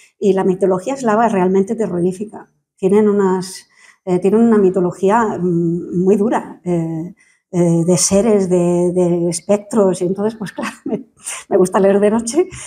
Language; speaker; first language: Spanish; non-native, fluent; English